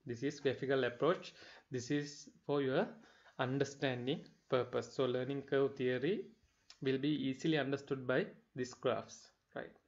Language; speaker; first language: English; non-native, local second language; Sinhala